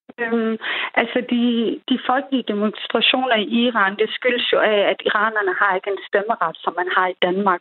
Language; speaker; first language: Danish; early bilingual, other home language; Persian